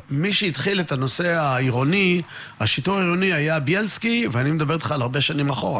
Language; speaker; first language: Hebrew; native; Hebrew